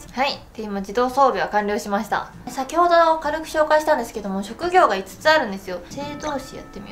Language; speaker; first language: Japanese; native; Japanese